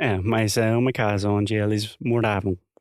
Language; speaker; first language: Portuguese; non-native, fluent; English